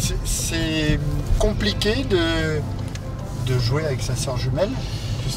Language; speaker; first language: French; native; French